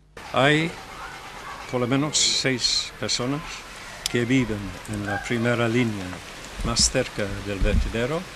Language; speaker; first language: Spanish; non-native, fluent; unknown